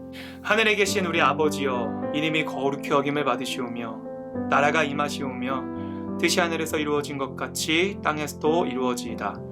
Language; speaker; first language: Korean; native; Korean